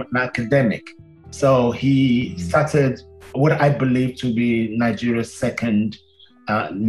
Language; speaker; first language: English; non-native, local second language; Yoruba